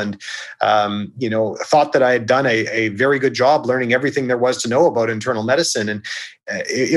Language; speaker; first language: English; native; English